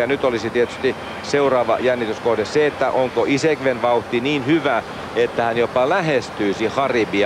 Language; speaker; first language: Finnish; native; Finnish